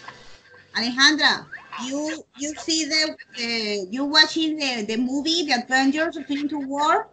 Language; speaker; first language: English; non-native, learner; Spanish